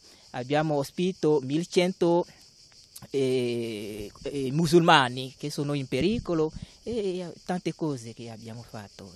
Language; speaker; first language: Italian; non-native, learner; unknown